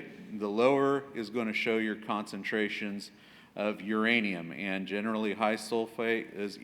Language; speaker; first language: English; native; English